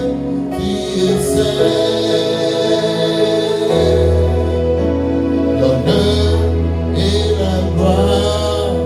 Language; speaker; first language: French; non-native, local second language; Lingala